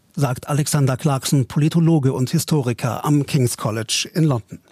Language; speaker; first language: German; native; German